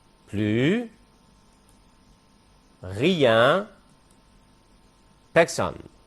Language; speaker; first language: French; non-native, fluent; Arabic